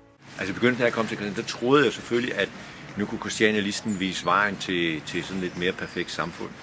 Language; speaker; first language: Danish; native; Danish